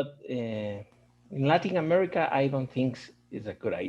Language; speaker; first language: English; non-native, learner; Spanish